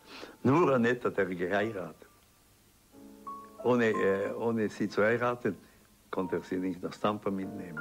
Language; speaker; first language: German; non-native, local second language; Italian